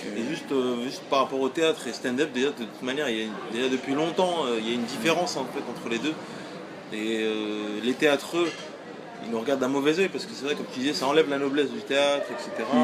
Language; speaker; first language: French; native; French